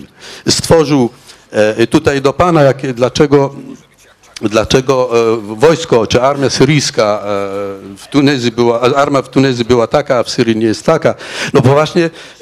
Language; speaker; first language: Polish; non-native, fluent; Arabic